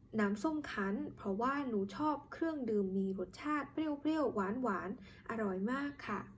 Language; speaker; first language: Thai; non-native, learner; Khmer